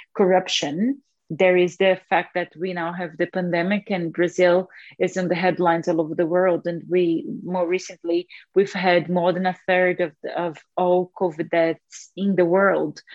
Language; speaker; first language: English; non-native, fluent; Portuguese